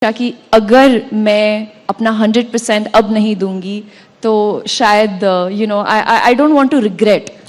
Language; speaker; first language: Hindi; non-native, local second language; Marathi